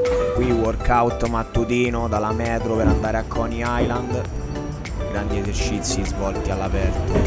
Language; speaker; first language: Italian; native; Italian